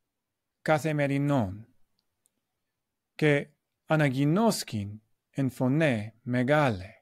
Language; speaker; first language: Greek; non-native, fluent; English